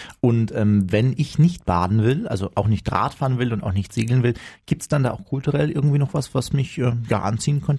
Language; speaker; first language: German; native; German